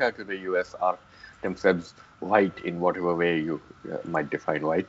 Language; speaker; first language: English; non-native, local second language; Gujarati